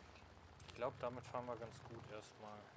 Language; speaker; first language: German; native; German